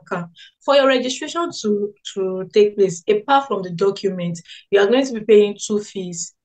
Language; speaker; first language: English; non-native, local second language; Yoruba